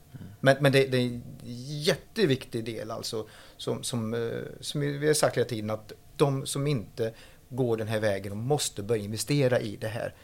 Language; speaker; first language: Swedish; non-native, fluent; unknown